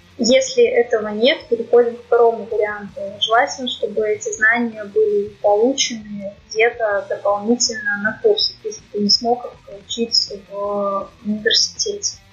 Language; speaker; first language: Russian; native; Russian